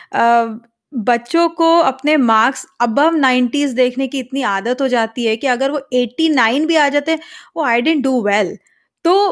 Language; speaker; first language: Hindi; native; Hindi